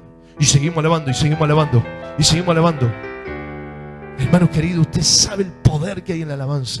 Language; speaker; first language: Spanish; native; Spanish